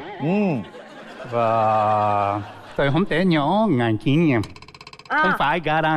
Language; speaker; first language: Vietnamese; non-native, learner; Japanese